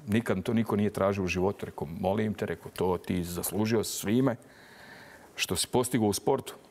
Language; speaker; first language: Serbian; native; Serbian